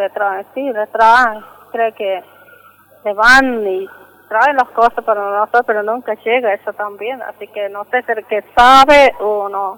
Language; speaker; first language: Spanish; non-native, local second language; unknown